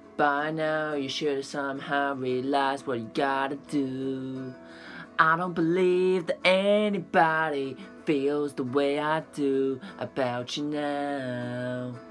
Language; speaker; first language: English; native; English